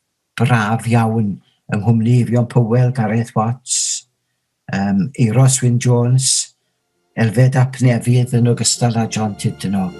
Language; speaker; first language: Welsh; native; Welsh